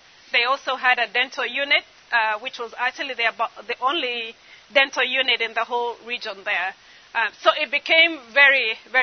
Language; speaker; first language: English; non-native, local second language; Kamba